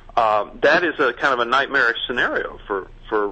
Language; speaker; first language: English; native; English